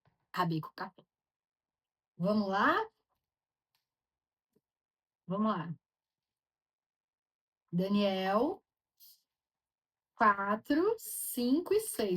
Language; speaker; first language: Portuguese; native; Portuguese